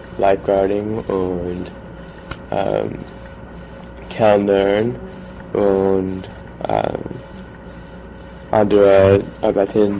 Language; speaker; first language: German; non-native, learner; English